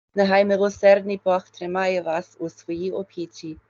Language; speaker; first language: Ukrainian; early bilingual, other home language; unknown